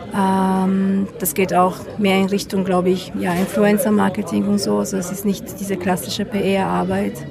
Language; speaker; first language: German; non-native, fluent; Italian